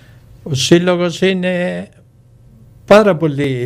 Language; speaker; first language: Greek; early bilingual, other home language; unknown